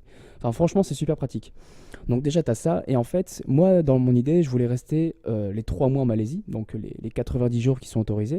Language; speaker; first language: French; native; French